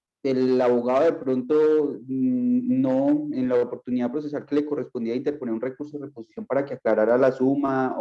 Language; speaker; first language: Spanish; native; Spanish